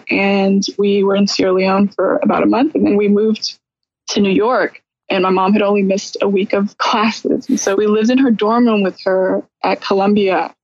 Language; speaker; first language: English; native; English